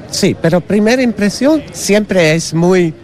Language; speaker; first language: Spanish; non-native, learner; Dutch